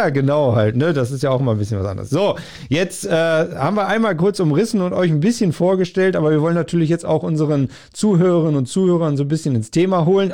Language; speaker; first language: German; native; German